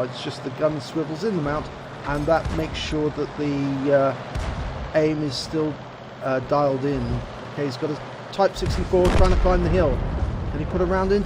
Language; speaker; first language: English; native; English